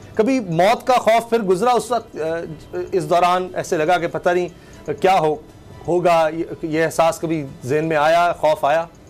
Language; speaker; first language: Urdu; native; Urdu